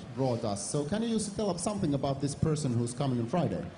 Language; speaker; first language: English; non-native, fluent; Finnish